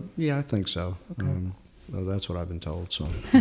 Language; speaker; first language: English; early bilingual, other home language; Italian